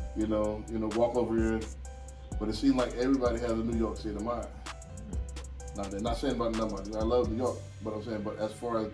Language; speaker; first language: English; native; English